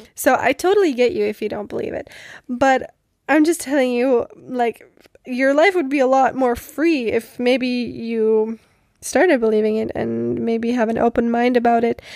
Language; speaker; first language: English; non-native, fluent; Czech